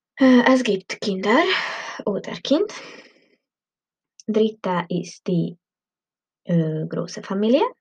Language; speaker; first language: German; non-native, learner; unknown